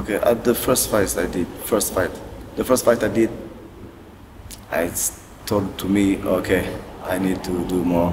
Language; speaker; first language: English; non-native, learner; French